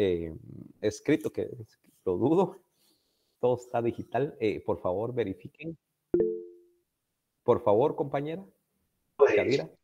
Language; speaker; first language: Spanish; native; Spanish